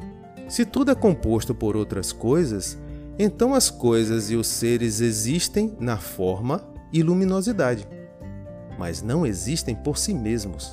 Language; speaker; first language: Portuguese; native; Portuguese